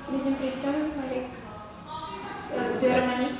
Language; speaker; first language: French; non-native, learner; Romanian